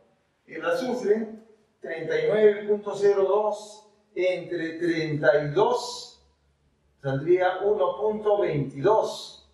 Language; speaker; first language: Spanish; native; Spanish